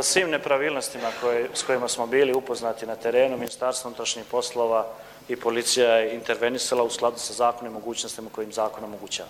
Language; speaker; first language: Croatian; native; Croatian